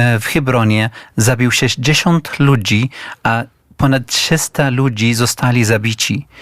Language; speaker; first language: Polish; non-native, learner; Arabic